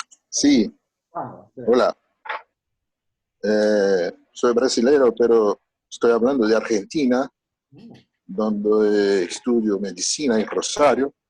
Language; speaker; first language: Spanish; non-native, fluent; Portuguese